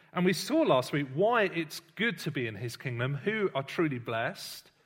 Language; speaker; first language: English; native; English